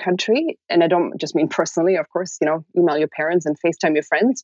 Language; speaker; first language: English; non-native, fluent; German